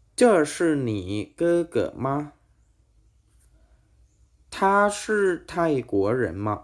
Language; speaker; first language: Chinese; non-native, fluent; Thai